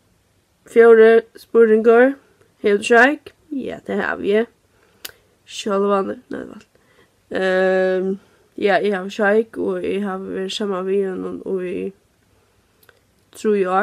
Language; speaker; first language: Norwegian; non-native, learner; Faroese